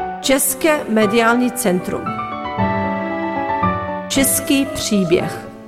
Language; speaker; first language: Czech; early bilingual, heritage; Czech